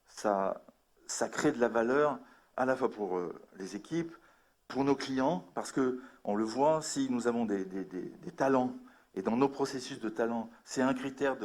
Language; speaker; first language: French; native; French